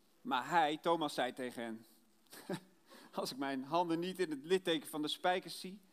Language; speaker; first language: Dutch; native; Dutch